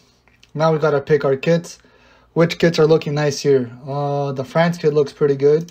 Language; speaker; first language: English; native; English